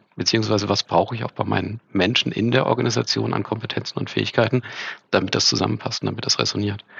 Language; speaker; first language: German; native; German